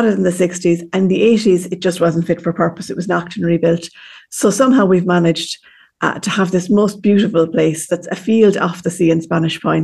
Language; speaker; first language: English; native; English